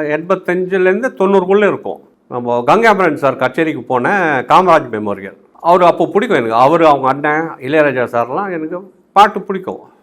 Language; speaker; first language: Tamil; non-native, local second language; Hindi